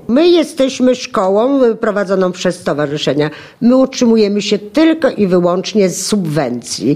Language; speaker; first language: Polish; native; Polish